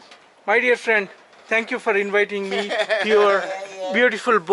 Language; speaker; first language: English; non-native, local second language; Telugu